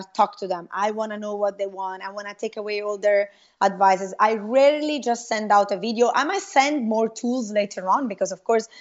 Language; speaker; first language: English; non-native, fluent; Italian